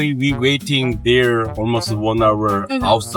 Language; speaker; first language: English; non-native, learner; Korean